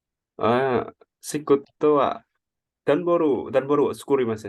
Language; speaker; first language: Japanese; non-native, learner; Indonesian